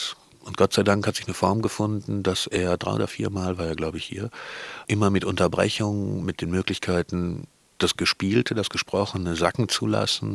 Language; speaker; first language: German; native; German